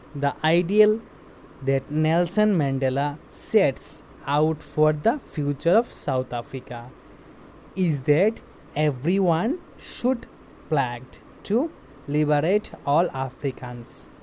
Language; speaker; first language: English; non-native, local second language; Bangla